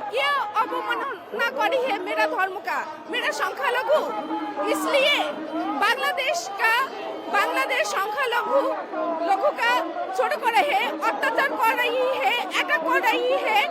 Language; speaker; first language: Hindi; non-native, learner; Bangla